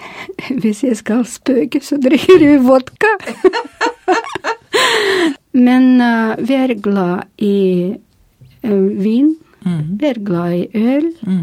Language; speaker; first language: Norwegian; non-native, fluent; Russian